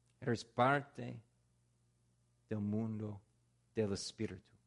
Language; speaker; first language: Spanish; non-native, fluent; English